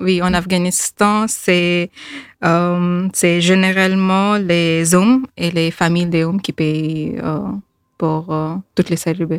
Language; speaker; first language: French; non-native, fluent; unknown